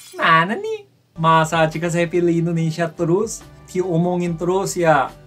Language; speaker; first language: Indonesian; non-native, fluent; Korean